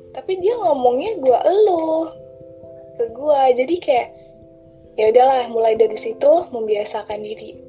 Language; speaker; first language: Indonesian; non-native, local second language; Sundanese